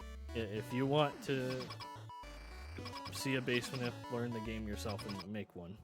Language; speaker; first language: English; native; English